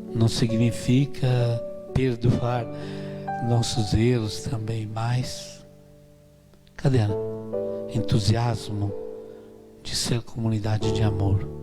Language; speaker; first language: Portuguese; non-native, fluent; Italian